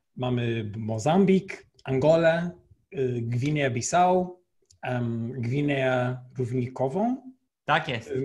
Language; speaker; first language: Polish; non-native, fluent; Portuguese